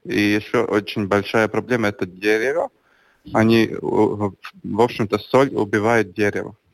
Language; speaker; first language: Russian; non-native, local second language; Latvian